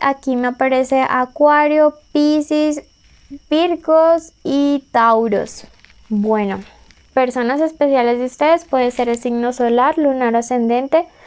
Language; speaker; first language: Spanish; native; Spanish